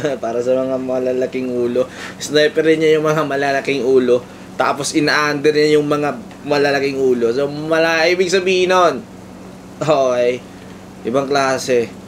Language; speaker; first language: Filipino; non-native, local second language; Cebuano